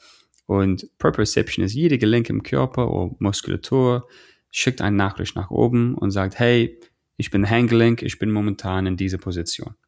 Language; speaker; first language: German; non-native, fluent; English